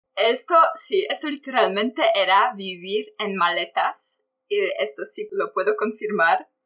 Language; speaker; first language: Spanish; non-native, fluent; Polish